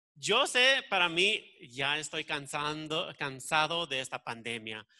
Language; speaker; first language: Spanish; early bilingual, heritage; Spanish